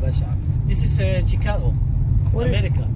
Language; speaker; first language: English; non-native, learner; Arabic